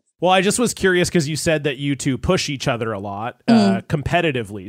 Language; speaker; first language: English; native; English